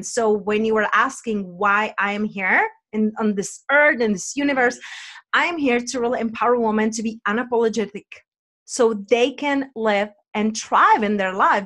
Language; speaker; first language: English; non-native, fluent; Czech